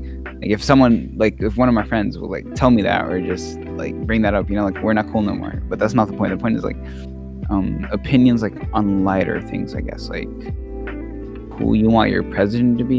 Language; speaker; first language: English; early bilingual, other home language; Arabic